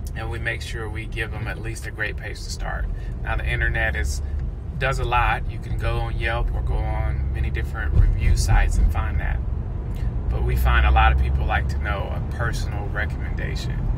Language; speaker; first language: English; native; English